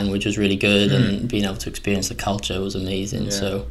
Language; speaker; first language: English; native; English